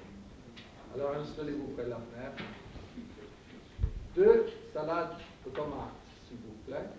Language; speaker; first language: French; non-native, fluent; English